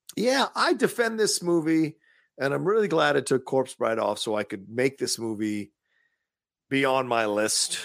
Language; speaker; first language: English; early bilingual, other home language; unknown